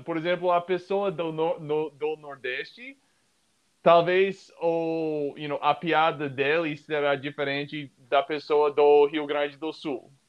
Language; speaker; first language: Portuguese; non-native, fluent; English